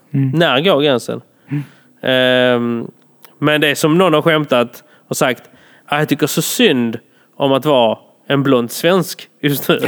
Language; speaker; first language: Swedish; early bilingual, other home language; Polish